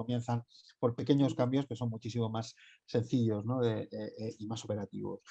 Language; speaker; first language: Spanish; native; Spanish